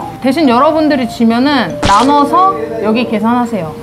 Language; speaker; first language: Korean; native; Korean